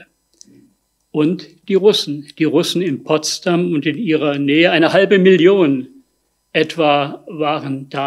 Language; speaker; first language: German; native; German